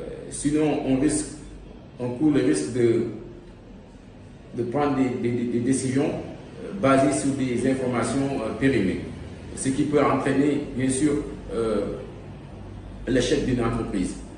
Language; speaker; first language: French; non-native, local second language; Wolof